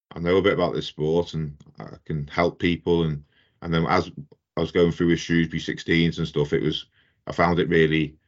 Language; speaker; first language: English; native; English